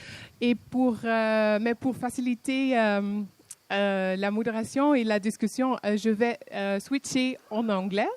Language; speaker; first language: French; non-native, fluent; Dutch